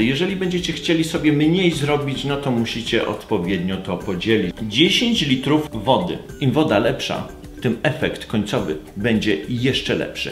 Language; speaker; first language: Polish; native; Polish